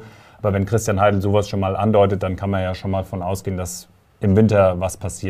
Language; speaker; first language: German; native; German